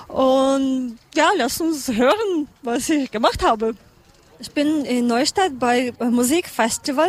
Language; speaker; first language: German; non-native, learner; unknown